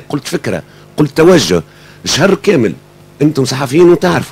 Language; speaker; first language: Arabic; native; Arabic